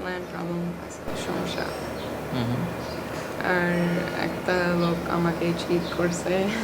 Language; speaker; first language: Bangla; non-native, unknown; English